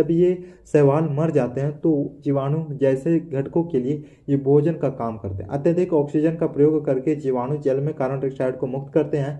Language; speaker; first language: Hindi; native; Hindi